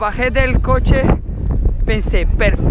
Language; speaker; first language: Spanish; non-native, learner; Portuguese